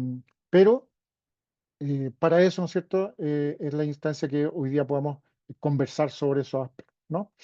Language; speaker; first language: Spanish; native; Spanish